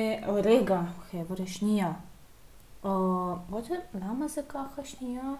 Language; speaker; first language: Hebrew; non-native, fluent; Russian